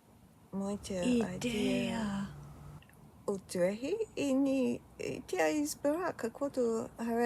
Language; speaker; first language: Bulgarian; early bilingual, heritage; Bulgarian